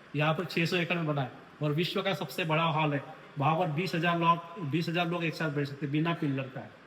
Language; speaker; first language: Hindi; non-native, local second language; Marathi